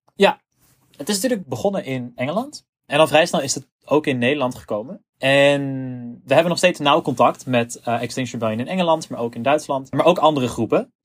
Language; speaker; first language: Dutch; native; Dutch